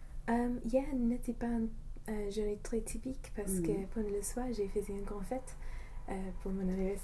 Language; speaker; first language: French; non-native, fluent; English